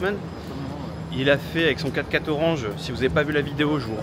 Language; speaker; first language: French; native; French